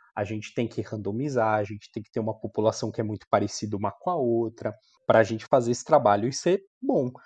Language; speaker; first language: Portuguese; native; Portuguese